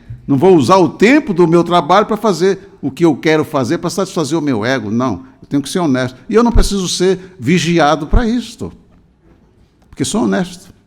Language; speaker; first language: Portuguese; native; Portuguese